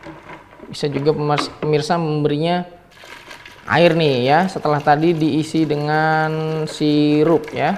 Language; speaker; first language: Indonesian; native; Indonesian